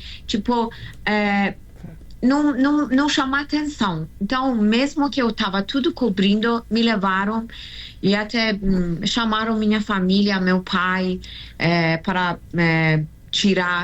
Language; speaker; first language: Portuguese; non-native, learner; Persian